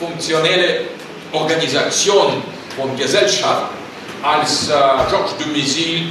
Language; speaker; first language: German; non-native, learner; Russian